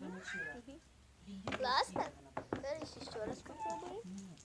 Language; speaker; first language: Russian; non-native, local second language; Ukrainian